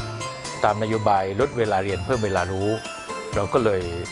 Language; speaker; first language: Thai; native; Thai